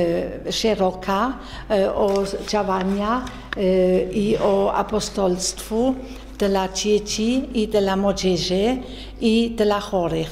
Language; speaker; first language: Polish; non-native, fluent; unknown